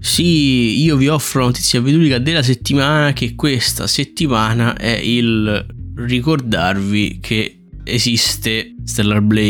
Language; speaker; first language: Italian; native; Italian